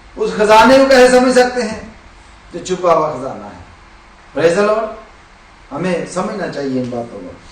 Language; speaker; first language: Urdu; non-native, local second language; Punjabi